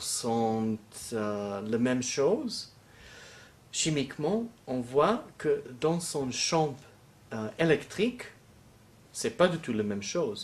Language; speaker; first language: French; non-native, fluent; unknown